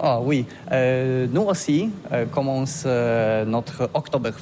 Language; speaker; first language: French; non-native, learner; Polish